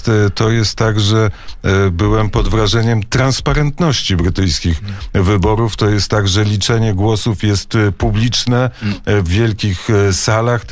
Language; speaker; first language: Polish; native; Polish